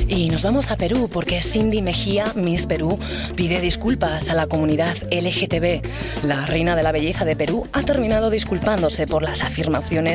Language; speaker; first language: Spanish; native; Spanish